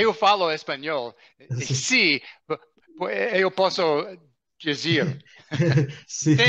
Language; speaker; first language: Portuguese; non-native, learner; English